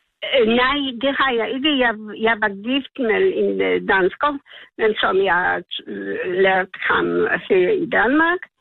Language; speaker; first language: Danish; non-native, learner; Polish